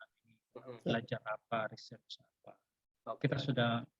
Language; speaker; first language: Indonesian; non-native, fluent; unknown